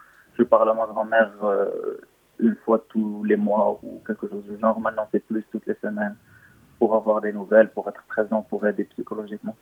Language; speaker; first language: French; non-native, local second language; Arabic